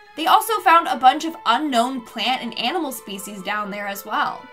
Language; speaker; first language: English; native; English